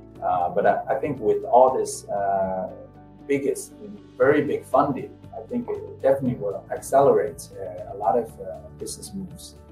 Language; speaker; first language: English; non-native, fluent; Chinese